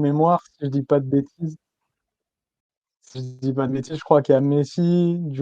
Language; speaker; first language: French; native; French